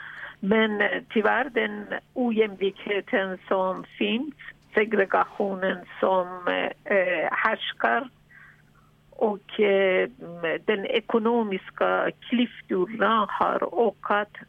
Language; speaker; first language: Swedish; non-native, fluent; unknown